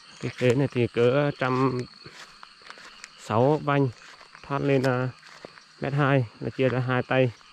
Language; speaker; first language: Vietnamese; non-native, local second language; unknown